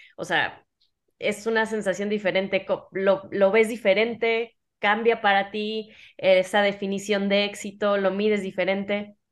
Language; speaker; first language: Spanish; native; Spanish